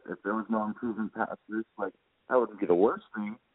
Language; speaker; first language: English; native; English